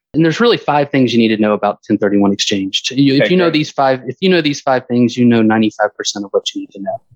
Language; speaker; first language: English; native; English